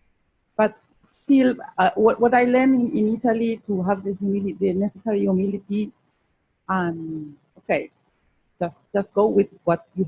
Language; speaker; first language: English; non-native, fluent; Spanish